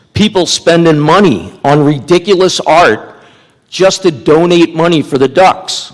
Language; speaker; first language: English; native; English